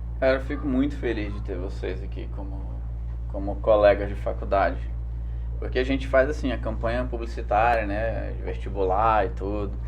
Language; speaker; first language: Portuguese; native; Portuguese